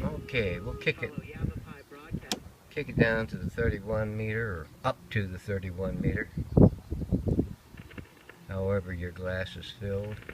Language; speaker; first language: English; native; English